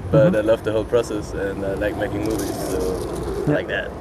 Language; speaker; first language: English; non-native, fluent; German